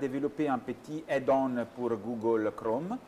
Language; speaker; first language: French; non-native, fluent; Italian